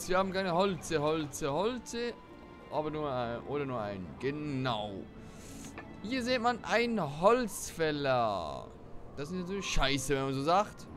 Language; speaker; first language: German; native; German